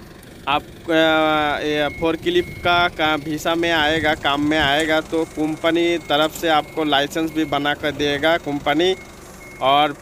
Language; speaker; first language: Hindi; non-native, learner; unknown